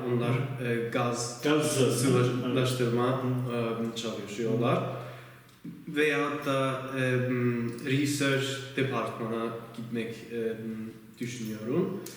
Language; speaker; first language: Turkish; early bilingual, heritage; Turkish